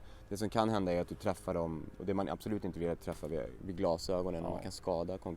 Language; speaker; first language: Swedish; native; Swedish